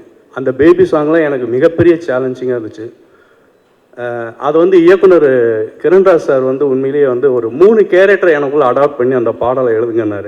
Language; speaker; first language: Tamil; native; Tamil